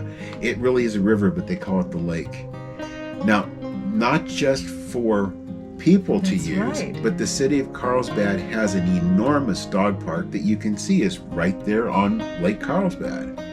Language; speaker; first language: English; native; English